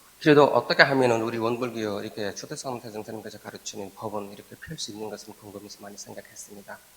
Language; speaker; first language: Korean; non-native, fluent; Bangla